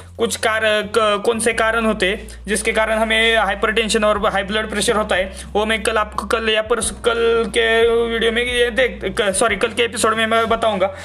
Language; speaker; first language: Hindi; non-native, local second language; Marathi